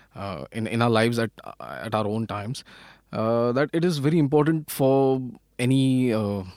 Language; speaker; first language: English; non-native, local second language; Marathi